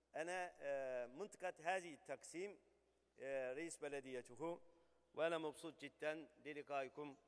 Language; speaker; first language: Arabic; non-native, learner; Turkish